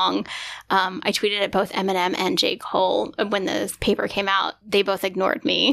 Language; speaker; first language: English; native; English